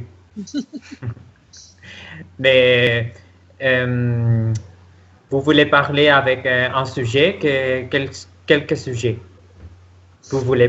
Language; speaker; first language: French; non-native, learner; Spanish